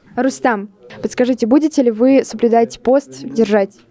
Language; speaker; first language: Russian; native; Russian